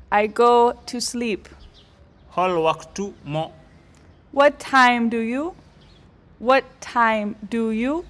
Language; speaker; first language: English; non-native, learner; Fula